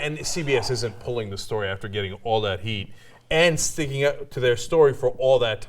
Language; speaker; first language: English; native; English